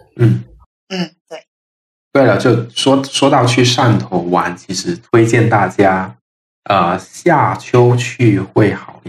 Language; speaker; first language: Chinese; non-native, local second language; Min Nan Chinese